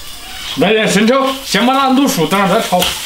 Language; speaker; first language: Chinese; native; Chinese